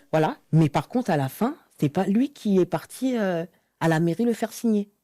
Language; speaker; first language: French; native; French